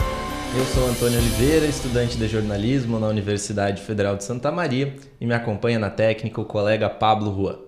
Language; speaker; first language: Portuguese; native; Portuguese